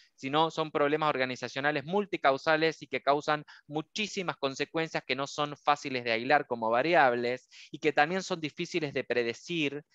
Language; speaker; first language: Spanish; native; Spanish